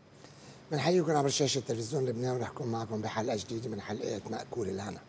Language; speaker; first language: Arabic; native; Arabic